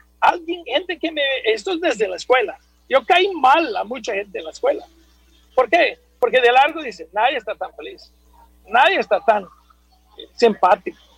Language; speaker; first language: Spanish; non-native, fluent; English